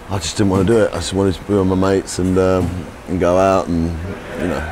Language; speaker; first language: English; native; English